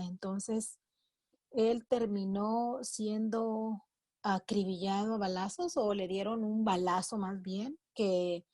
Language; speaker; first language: Spanish; native; Spanish